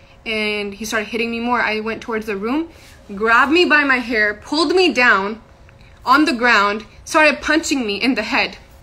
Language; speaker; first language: English; early bilingual, other home language; Punjabi